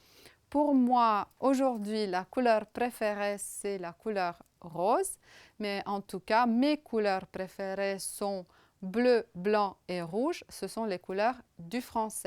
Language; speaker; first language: French; non-native, fluent; Romanian